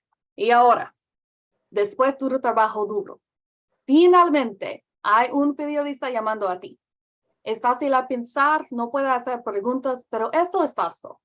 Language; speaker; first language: Spanish; non-native, learner; English